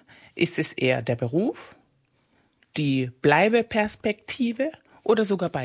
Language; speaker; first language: German; non-native, fluent; Spanish